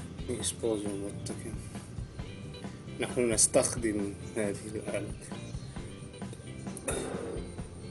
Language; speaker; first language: Arabic; non-native, learner; Javanese